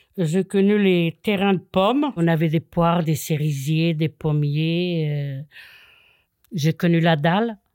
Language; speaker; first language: French; non-native, fluent; Portuguese